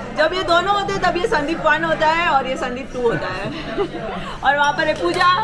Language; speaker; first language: Hindi; non-native, local second language; Marathi